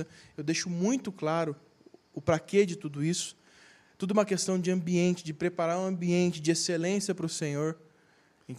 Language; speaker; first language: Portuguese; native; Portuguese